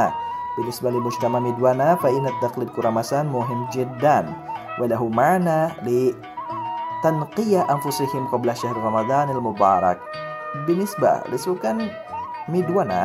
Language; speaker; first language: Arabic; non-native, fluent; Indonesian